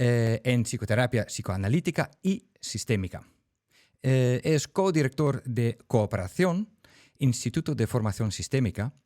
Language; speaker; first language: Spanish; non-native, fluent; Dutch